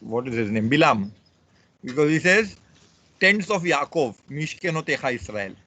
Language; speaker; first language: English; non-native, local second language; Marathi